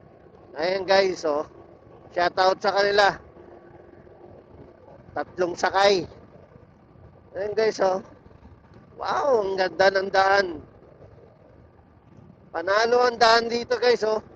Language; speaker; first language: Filipino; native; Filipino